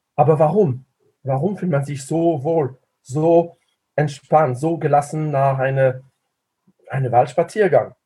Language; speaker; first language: German; non-native, fluent; French